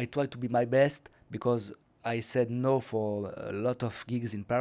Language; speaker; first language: English; non-native, learner; French